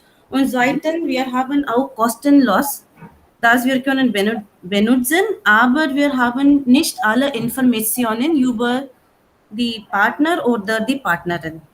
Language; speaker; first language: German; non-native, learner; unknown